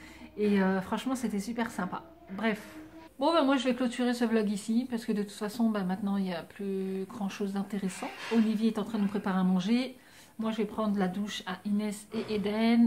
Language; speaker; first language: French; native; French